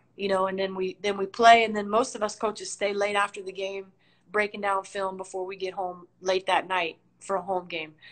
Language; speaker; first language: English; native; English